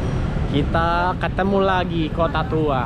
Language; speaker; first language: Indonesian; non-native, learner; English